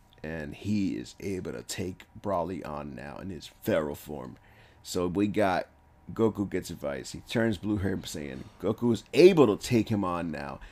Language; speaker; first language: English; early bilingual, other home language; Spanish